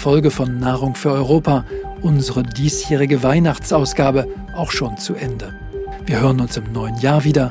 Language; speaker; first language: German; native; German